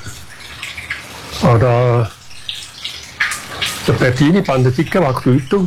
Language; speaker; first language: Indonesian; non-native, fluent; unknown